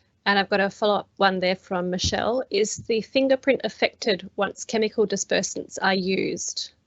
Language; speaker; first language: English; native; English